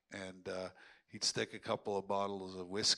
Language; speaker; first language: English; native; English